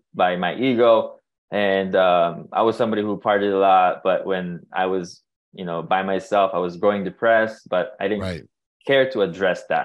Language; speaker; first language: English; non-native, local second language; Filipino